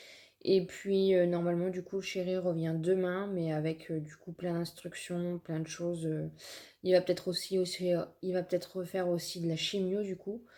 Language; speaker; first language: French; native; French